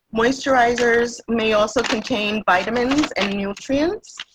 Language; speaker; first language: English; non-native, fluent; Spanish